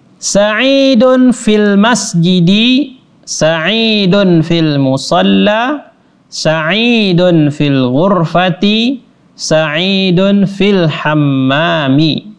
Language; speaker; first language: Arabic; non-native, fluent; Indonesian